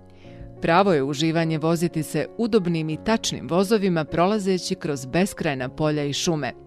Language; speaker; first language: Bosnian; native; Bosnian